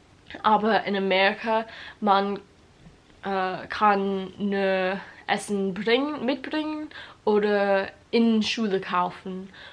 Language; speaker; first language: German; non-native, learner; English